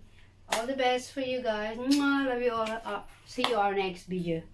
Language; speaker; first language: English; non-native, learner; Filipino